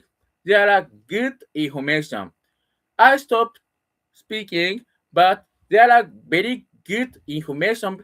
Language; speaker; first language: English; non-native, learner; Japanese